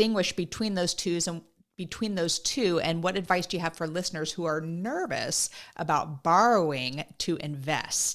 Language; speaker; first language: English; native; English